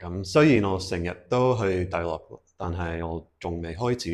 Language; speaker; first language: Cantonese; non-native, fluent; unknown